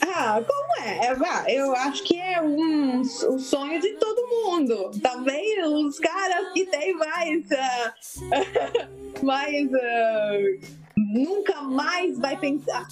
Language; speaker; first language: Portuguese; non-native, fluent; Italian